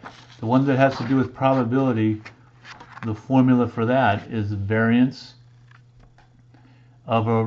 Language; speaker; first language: English; native; English